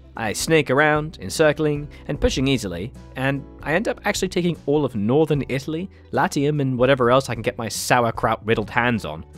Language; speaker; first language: English; native; English